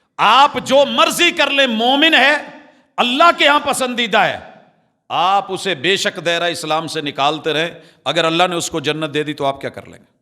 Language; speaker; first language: Urdu; non-native, local second language; Punjabi